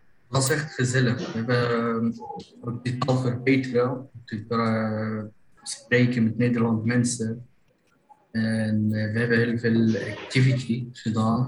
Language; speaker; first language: Dutch; non-native, learner; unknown